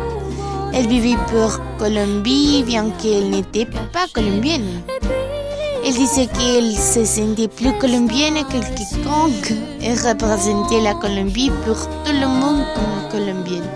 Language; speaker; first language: French; non-native, learner; Spanish